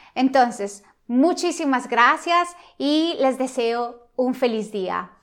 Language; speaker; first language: Spanish; non-native, fluent; Italian